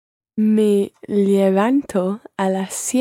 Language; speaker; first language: Spanish; non-native, learner; English